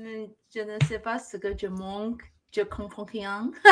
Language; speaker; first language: French; non-native, learner; Chinese